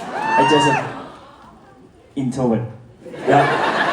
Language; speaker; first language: English; non-native, learner; Thai